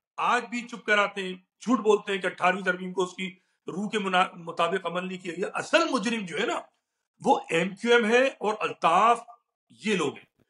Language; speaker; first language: Urdu; native; Urdu